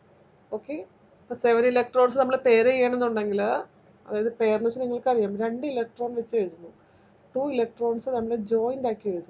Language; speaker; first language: Malayalam; native; Malayalam